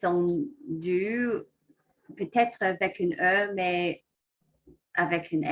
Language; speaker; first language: French; non-native, learner; English